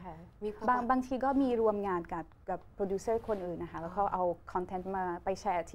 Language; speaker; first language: Thai; non-native, fluent; Portuguese